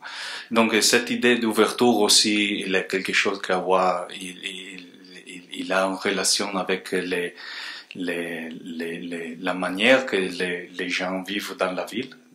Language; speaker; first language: French; non-native, fluent; Spanish